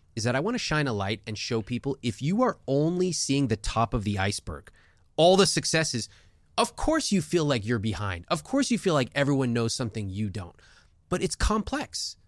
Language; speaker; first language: English; early bilingual, other home language; Hindi